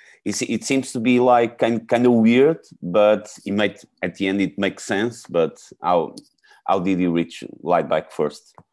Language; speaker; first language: English; non-native, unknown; Portuguese